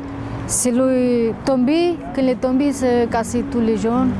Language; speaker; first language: French; non-native, learner; Romanian